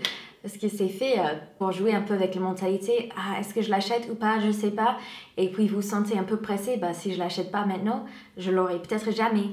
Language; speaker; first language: French; non-native, fluent; English